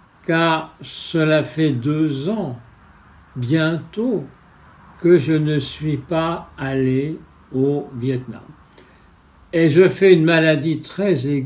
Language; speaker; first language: French; non-native, fluent; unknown